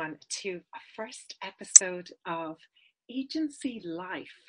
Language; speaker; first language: English; native; English